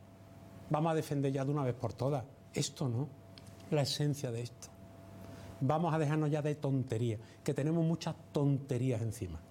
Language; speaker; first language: Spanish; native; Spanish